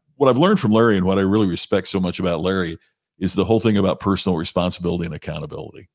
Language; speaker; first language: English; native; English